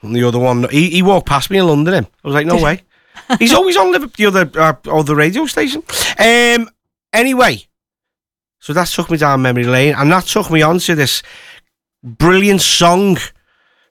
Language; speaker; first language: English; native; English